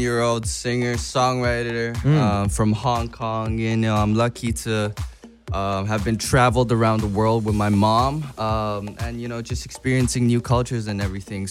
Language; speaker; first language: English; non-native, local second language; Cantonese